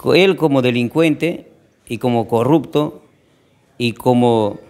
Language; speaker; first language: Spanish; native; Spanish